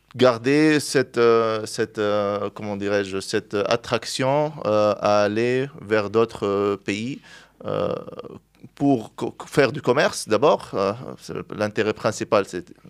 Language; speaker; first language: French; non-native, local second language; Arabic